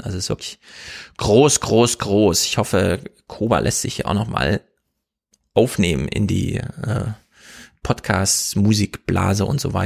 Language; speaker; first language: German; native; German